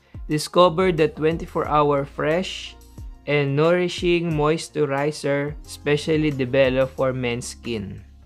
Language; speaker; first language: English; non-native, local second language; Filipino